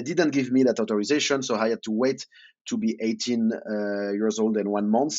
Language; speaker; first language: English; non-native, fluent; French